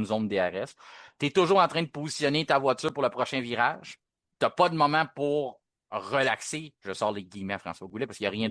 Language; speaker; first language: French; native; French